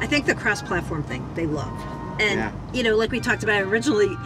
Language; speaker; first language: English; native; English